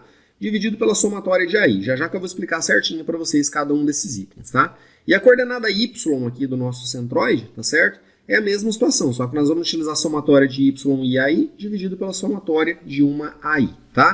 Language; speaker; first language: Portuguese; native; Portuguese